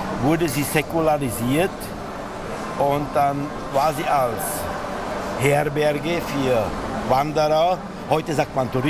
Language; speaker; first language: German; native; German